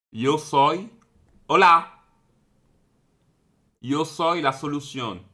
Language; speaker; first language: Spanish; non-native, learner; French